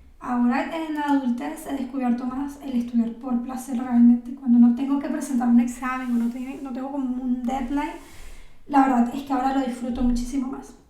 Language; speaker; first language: Spanish; native; Spanish